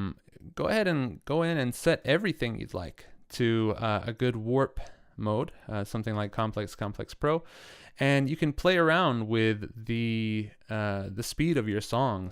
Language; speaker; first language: English; native; English